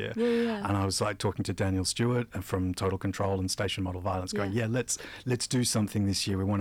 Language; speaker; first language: English; native; English